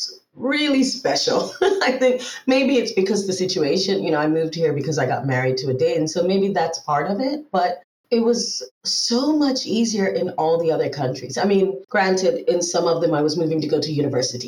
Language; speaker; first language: English; native; English